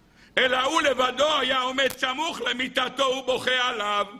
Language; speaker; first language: Hebrew; native; Hebrew